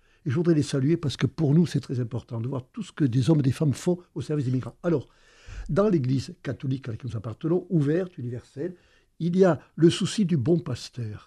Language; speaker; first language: French; native; French